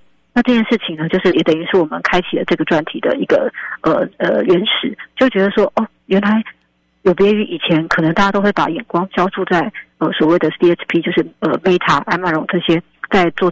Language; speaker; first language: Chinese; native; Chinese